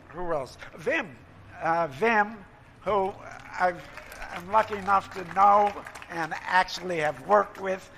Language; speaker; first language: English; native; English